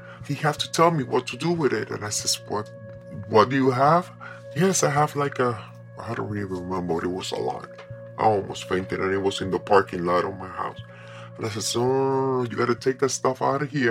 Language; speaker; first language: English; non-native, fluent; Spanish